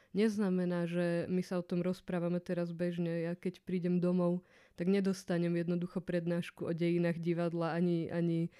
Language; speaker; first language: Slovak; native; Slovak